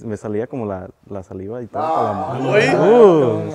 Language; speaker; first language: Spanish; early bilingual, heritage; Spanish